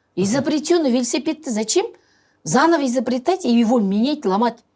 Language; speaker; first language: Russian; non-native, local second language; Kazakh